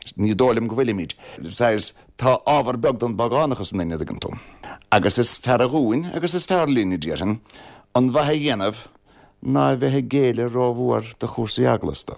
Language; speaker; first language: Irish; native; Irish